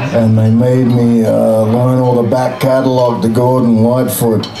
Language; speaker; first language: English; native; English